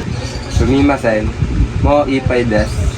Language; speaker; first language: Japanese; non-native, learner; Filipino